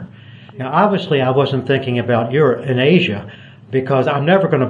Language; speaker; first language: English; native; English